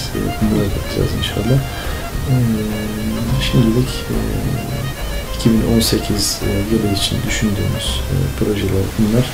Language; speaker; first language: Turkish; native; Turkish